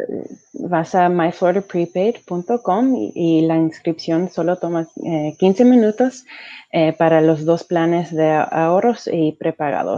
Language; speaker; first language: Spanish; early bilingual, heritage; Spanish